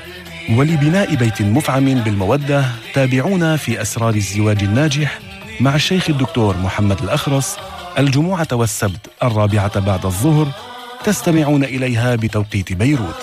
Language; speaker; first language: Arabic; native; Arabic